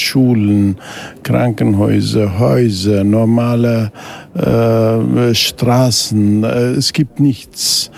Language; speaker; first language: German; non-native, fluent; Kurdish